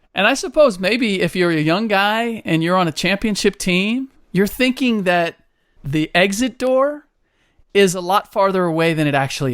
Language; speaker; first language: English; native; English